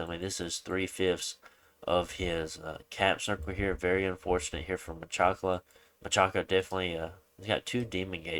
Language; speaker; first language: English; native; English